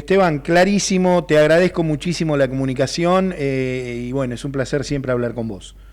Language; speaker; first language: Spanish; native; Spanish